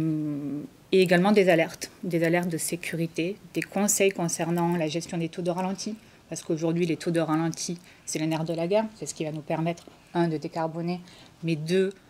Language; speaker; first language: French; native; French